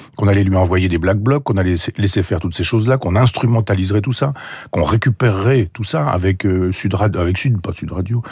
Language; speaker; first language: French; native; French